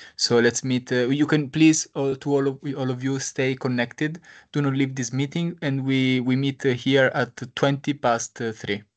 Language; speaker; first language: English; non-native, fluent; Polish